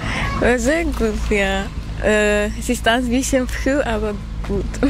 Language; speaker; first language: German; non-native, learner; Armenian